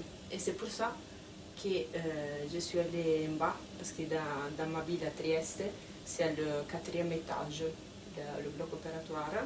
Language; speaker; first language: French; non-native, fluent; Italian